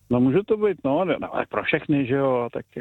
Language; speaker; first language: Czech; native; Czech